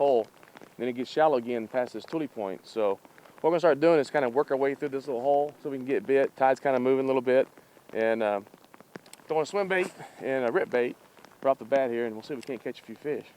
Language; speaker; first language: English; native; English